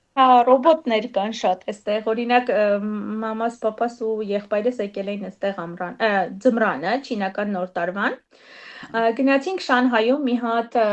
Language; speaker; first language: Armenian; native; Armenian